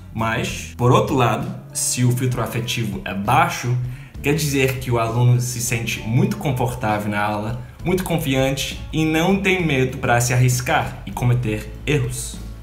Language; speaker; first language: Portuguese; non-native, fluent; English